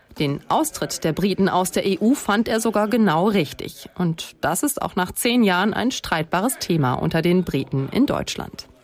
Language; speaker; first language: German; native; German